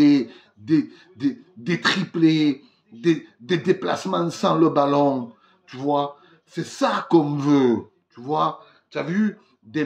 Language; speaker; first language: French; native; French